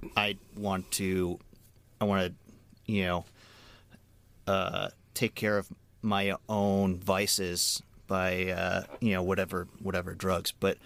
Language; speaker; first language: English; native; English